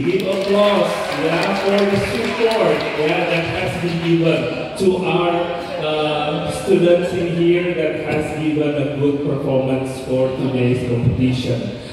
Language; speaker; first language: English; non-native, fluent; Indonesian